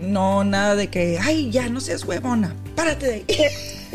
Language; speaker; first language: Spanish; early bilingual, heritage; Spanish